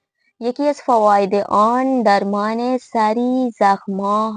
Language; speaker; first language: Persian; non-native, fluent; Urdu